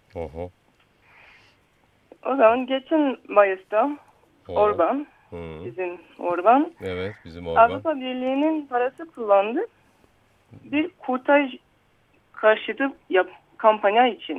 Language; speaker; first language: Turkish; early bilingual, heritage; Turkish